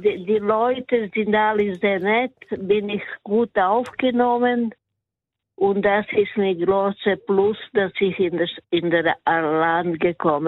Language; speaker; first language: German; non-native, fluent; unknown